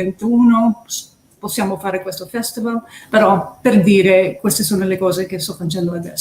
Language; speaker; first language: Italian; early bilingual, heritage; English